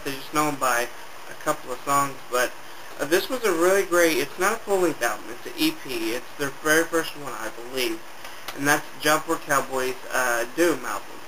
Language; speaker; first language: English; native; English